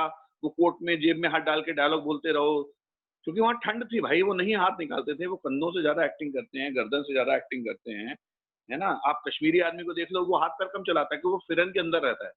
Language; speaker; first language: Hindi; native; Hindi